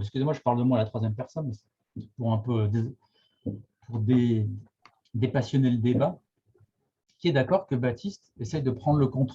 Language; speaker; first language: French; native; French